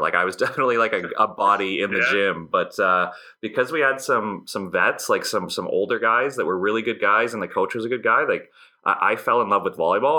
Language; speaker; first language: English; native; English